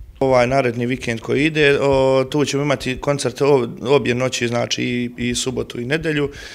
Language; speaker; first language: Croatian; native; Croatian